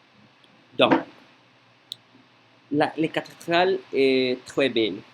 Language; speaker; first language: French; non-native, learner; Spanish